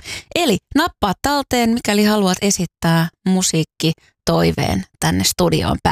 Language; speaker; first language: Finnish; native; Finnish